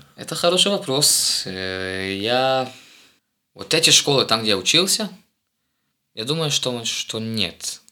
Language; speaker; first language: Russian; non-native, fluent; Hebrew